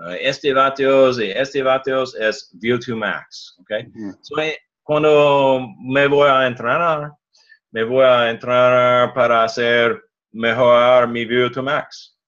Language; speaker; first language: Spanish; non-native, learner; English